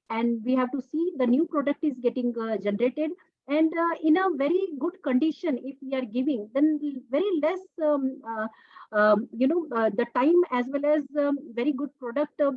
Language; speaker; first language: English; non-native, local second language; Telugu